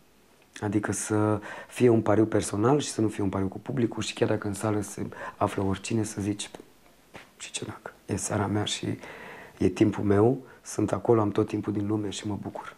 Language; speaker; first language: Romanian; native; Romanian